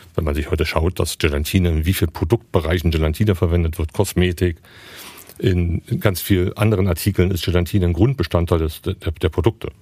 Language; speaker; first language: German; native; German